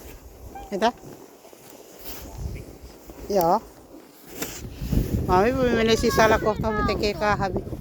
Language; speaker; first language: Finnish; non-native, learner; Cebuano